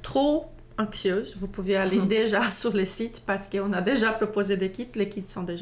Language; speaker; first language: French; non-native, fluent; Portuguese